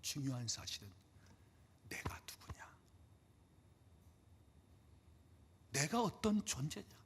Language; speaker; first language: Korean; native; Korean